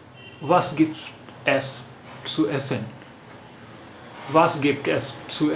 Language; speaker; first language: German; non-native, learner; Urdu